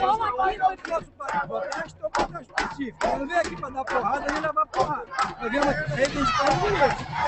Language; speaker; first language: Portuguese; native; Portuguese